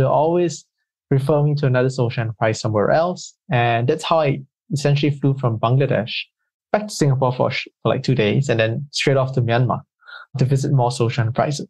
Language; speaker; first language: English; native; English